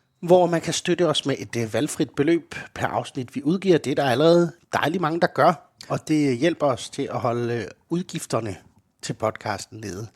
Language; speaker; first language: Danish; native; Danish